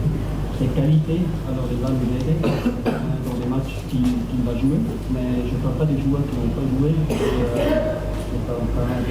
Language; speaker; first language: French; non-native, fluent; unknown